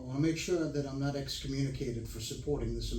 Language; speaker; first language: English; native; English